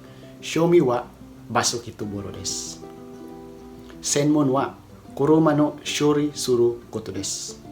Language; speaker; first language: Japanese; non-native, learner; Filipino